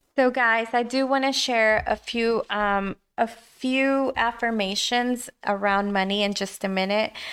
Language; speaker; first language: English; early bilingual, other home language; Spanish